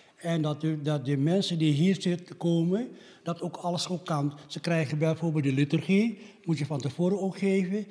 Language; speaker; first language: Dutch; early bilingual, other home language; Malay